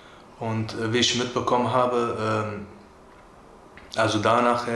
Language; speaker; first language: German; early bilingual, other home language; Turkish